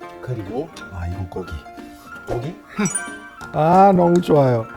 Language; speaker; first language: Korean; non-native, fluent; Italian